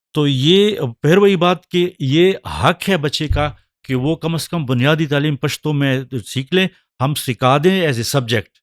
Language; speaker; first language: Urdu; non-native, local second language; Pashto